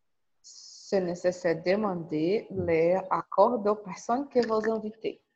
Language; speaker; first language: French; non-native, learner; Portuguese